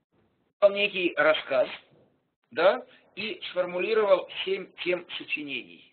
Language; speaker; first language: Russian; native; Russian